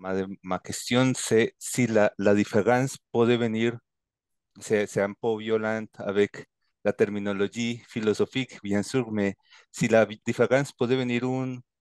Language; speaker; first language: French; non-native, learner; Spanish